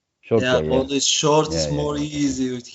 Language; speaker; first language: English; non-native, learner; Bulgarian